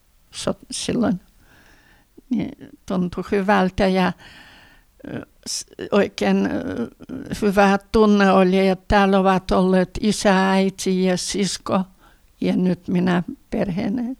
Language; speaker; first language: Finnish; early bilingual, heritage; Finnish